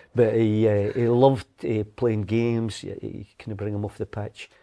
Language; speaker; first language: English; native; English